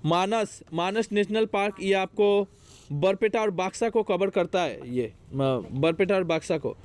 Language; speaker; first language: Hindi; non-native, local second language; Assamese